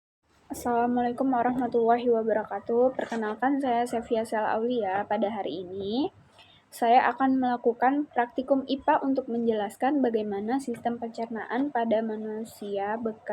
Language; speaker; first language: Indonesian; native; Indonesian